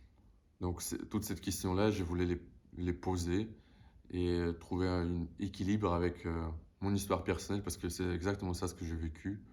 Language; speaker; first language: French; non-native, fluent; Russian